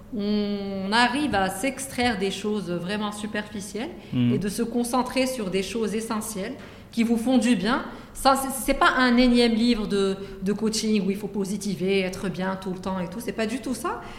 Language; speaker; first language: French; non-native, local second language; Arabic